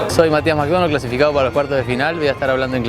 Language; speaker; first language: Spanish; native; Spanish